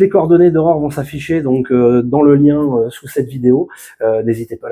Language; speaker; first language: French; native; French